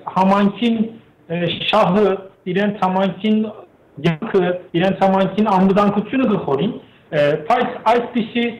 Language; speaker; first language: Armenian; native; Armenian